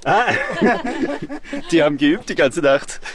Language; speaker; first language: German; native; German